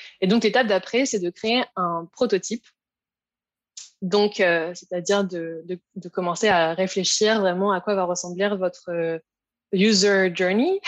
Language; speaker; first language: French; native; French